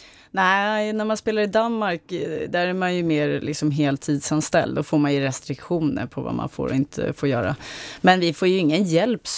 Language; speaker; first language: Swedish; native; Swedish